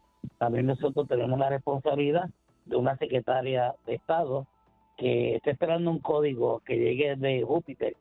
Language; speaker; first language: Spanish; native; Spanish